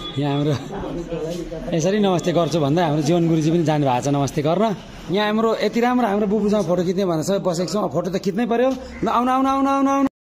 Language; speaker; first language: Nepali; native; Nepali